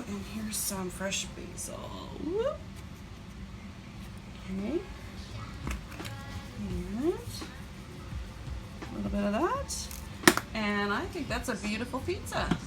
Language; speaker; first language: English; native; English